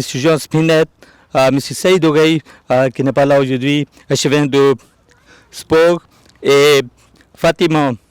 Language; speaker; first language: French; non-native, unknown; Urdu